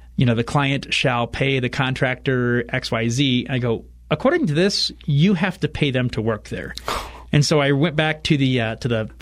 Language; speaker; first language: English; native; English